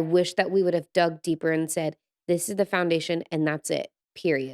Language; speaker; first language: English; native; English